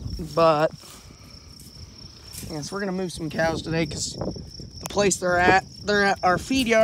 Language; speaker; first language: English; native; English